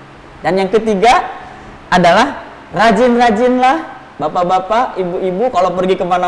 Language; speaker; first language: Indonesian; native; Indonesian